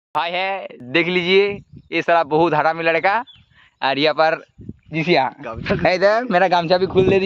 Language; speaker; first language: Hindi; non-native, local second language; Bangla